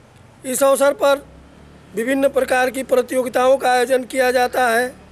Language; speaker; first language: Hindi; native; Hindi